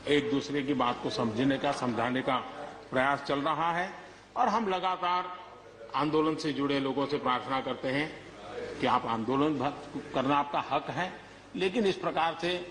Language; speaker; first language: Hindi; non-native, local second language; Gujarati